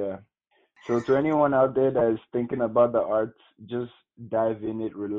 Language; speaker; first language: English; non-native, local second language; Igbo